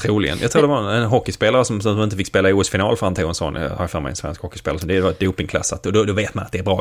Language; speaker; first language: Swedish; native; Swedish